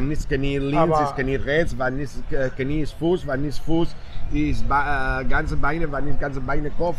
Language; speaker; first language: German; non-native, learner; Spanish